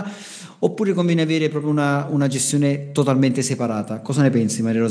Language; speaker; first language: Italian; native; Italian